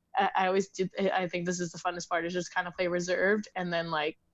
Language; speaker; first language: English; native; English